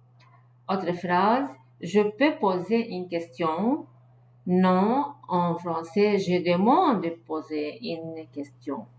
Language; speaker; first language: French; non-native, learner; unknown